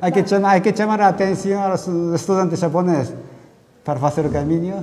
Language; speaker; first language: Galician; non-native, learner; Japanese